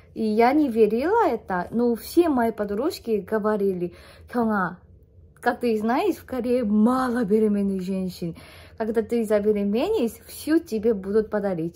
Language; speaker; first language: Russian; non-native, learner; Korean